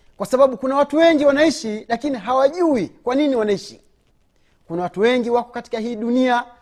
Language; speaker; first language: Swahili; native; Swahili